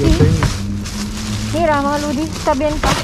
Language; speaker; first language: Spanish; non-native, learner; Filipino